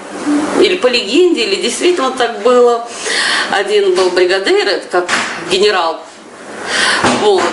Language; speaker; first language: Russian; native; Russian